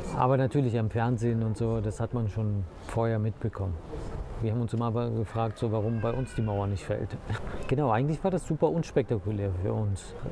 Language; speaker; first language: German; early bilingual, other home language; Turkish